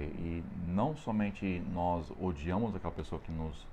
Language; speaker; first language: Portuguese; non-native, fluent; English